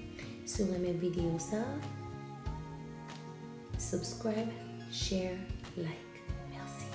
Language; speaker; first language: French; non-native, local second language; Haitian Creole